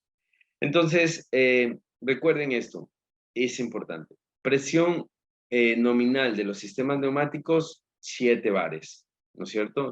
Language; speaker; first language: Spanish; native; Spanish